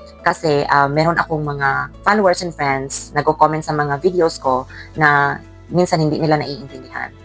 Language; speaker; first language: Filipino; non-native, local second language; Cebuano